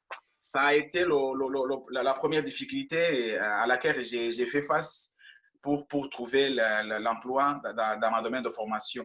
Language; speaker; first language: French; non-native, local second language; Kinyarwanda